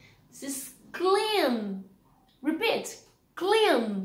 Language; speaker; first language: English; non-native, learner; Portuguese